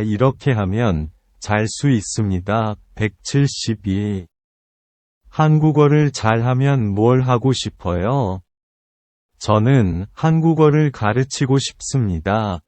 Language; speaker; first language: Korean; non-native, learner; Vietnamese